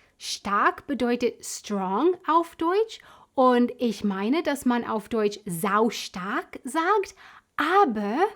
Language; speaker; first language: German; non-native, fluent; English